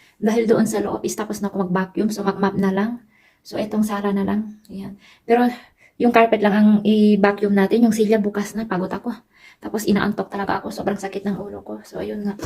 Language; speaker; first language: Filipino; native; Filipino